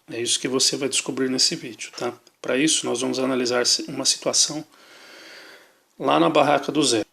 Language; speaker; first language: Portuguese; native; Portuguese